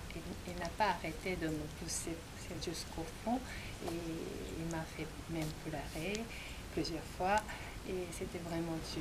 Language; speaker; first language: French; non-native, fluent; Japanese